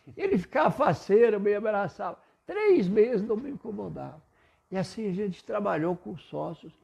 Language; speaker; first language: Portuguese; non-native, local second language; German